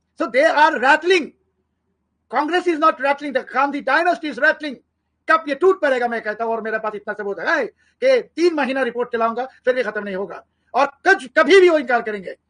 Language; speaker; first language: Hindi; non-native, fluent; Bangla